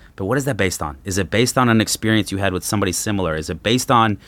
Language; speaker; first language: English; native; English